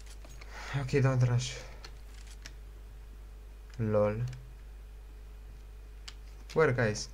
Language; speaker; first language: English; non-native, learner; Romanian